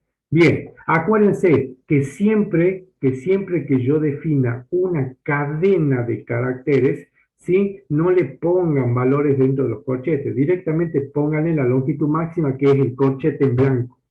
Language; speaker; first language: Spanish; native; Spanish